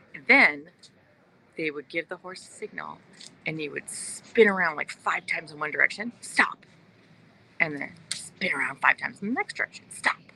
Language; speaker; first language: English; early bilingual, other home language; Norwegian